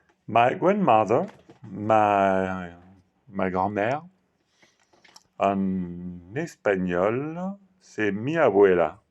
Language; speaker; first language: French; non-native, fluent; Italian